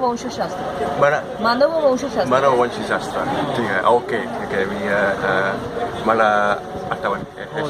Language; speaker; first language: Marathi; non-native, learner; English